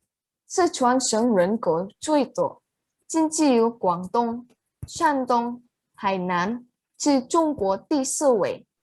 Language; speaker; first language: Chinese; non-native, learner; Indonesian